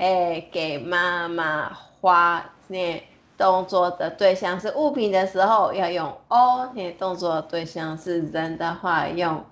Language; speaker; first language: Chinese; non-native, fluent; Japanese